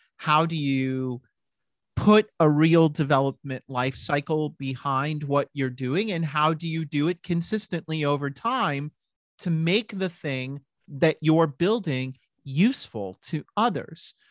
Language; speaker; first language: English; native; English